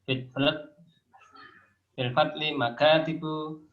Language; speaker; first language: Arabic; non-native, learner; Indonesian